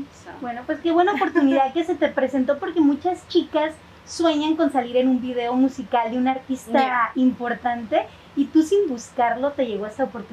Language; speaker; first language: Spanish; native; Spanish